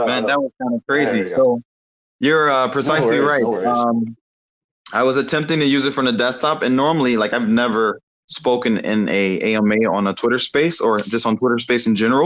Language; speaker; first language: English; native; English